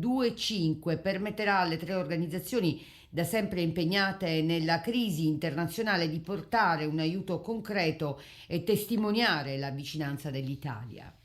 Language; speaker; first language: Italian; native; Italian